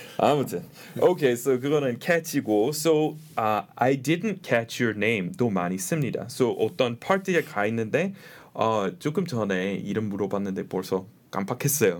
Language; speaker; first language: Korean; non-native, fluent; English